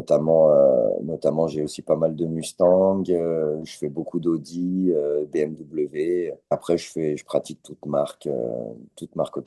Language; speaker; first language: French; native; French